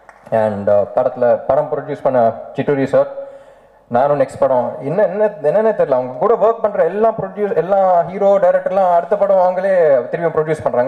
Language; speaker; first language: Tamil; non-native, local second language; Telugu